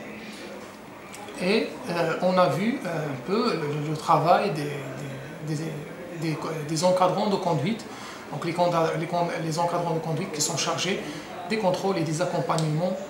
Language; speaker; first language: French; non-native, local second language; Arabic